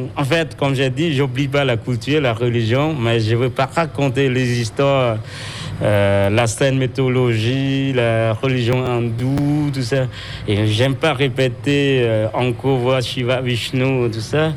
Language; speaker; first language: French; non-native, local second language; Khmer